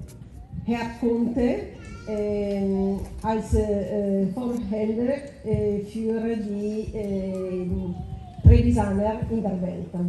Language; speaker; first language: German; non-native, fluent; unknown